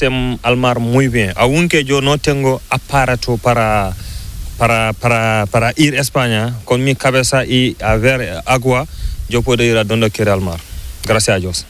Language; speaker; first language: Spanish; non-native, learner; Fula